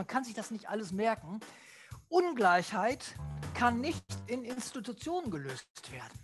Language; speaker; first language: German; native; German